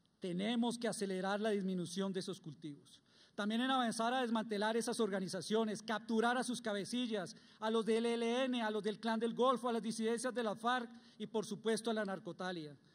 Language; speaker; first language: Spanish; native; Spanish